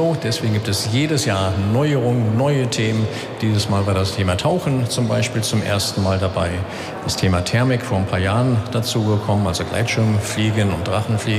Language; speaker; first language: German; native; German